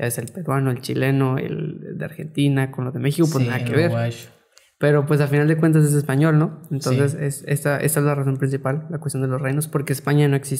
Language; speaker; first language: Spanish; native; Spanish